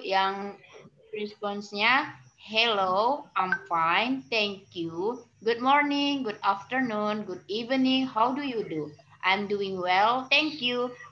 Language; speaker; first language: English; non-native, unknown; Indonesian